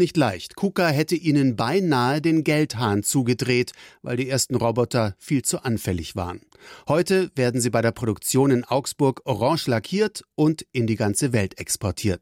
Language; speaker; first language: German; native; German